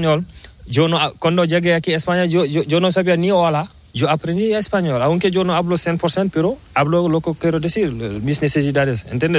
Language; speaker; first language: Spanish; non-native, learner; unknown